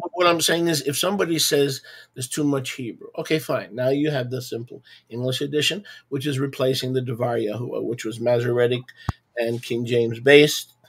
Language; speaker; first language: English; native; English